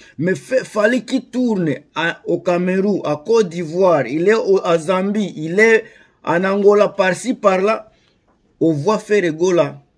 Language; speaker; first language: French; non-native, local second language; Lingala